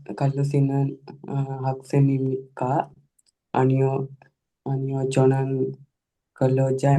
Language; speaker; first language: Korean; non-native, learner; Sinhala